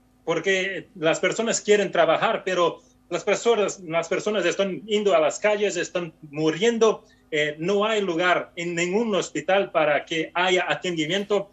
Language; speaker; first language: Spanish; non-native, fluent; Portuguese